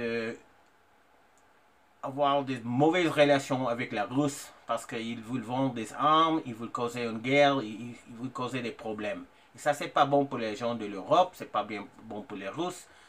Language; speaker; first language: French; non-native, fluent; English